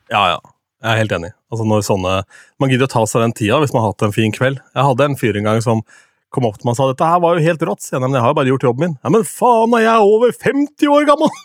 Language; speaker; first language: Norwegian; native; Norwegian